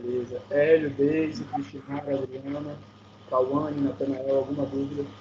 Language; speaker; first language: Portuguese; native; Portuguese